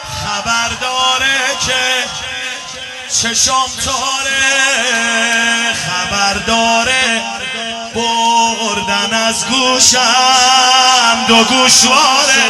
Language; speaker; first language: Persian; native; Persian